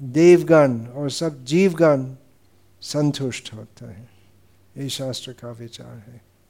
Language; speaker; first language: Hindi; non-native, fluent; English